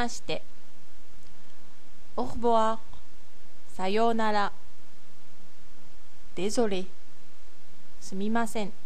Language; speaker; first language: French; non-native, fluent; Japanese